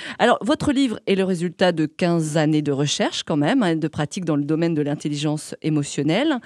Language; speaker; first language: French; native; French